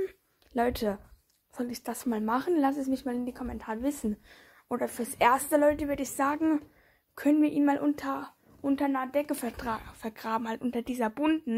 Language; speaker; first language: German; native; German